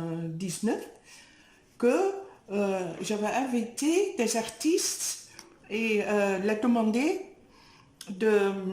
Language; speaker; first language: French; non-native, fluent; Dutch